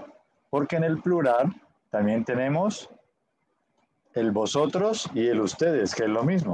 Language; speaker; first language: Spanish; native; Spanish